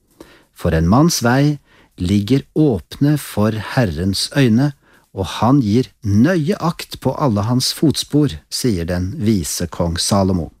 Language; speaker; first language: Norwegian; native; Norwegian